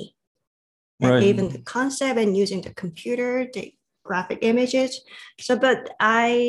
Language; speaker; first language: English; non-native, fluent; Korean